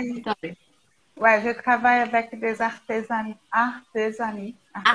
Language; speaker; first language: French; non-native, learner; Portuguese